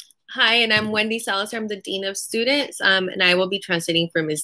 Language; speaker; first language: English; early bilingual, other home language; Spanish